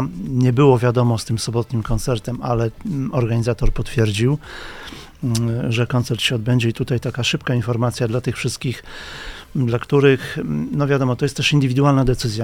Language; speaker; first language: Polish; native; Polish